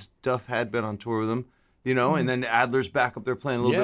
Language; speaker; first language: English; native; English